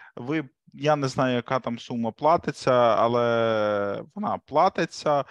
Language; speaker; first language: Ukrainian; native; Ukrainian